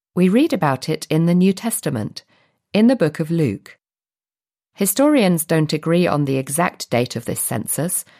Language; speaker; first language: English; native; English